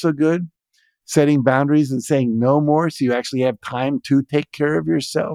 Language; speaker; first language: English; native; English